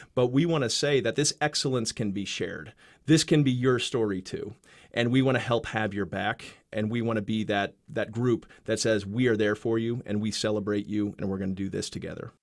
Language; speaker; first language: English; native; English